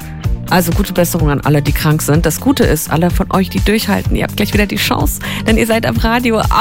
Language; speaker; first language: German; native; German